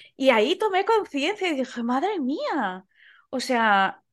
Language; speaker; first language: Spanish; non-native, local second language; Catalan